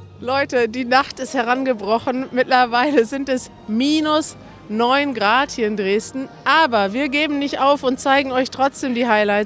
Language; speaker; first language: German; native; German